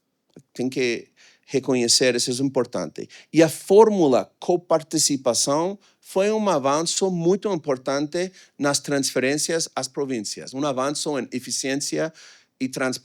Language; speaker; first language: Portuguese; non-native, fluent; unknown